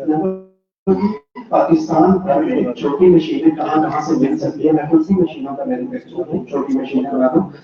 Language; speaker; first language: Urdu; non-native, local second language; Punjabi